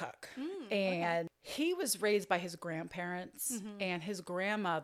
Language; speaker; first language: English; native; English